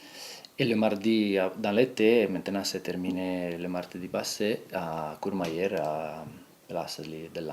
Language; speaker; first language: French; non-native, local second language; Italian